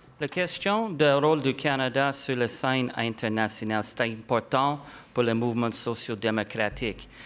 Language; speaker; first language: French; non-native, local second language; English